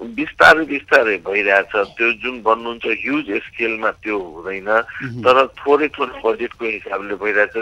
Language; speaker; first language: Nepali; non-native, local second language; Maithili